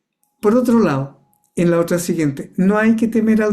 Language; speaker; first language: Spanish; native; Spanish